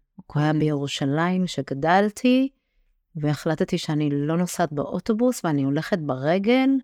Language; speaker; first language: Hebrew; early bilingual, other home language; English